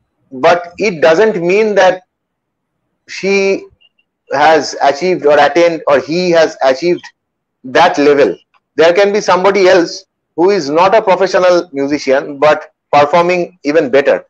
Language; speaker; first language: English; non-native, local second language; Bangla